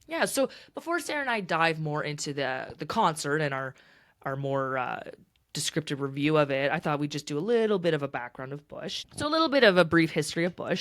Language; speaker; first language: English; native; English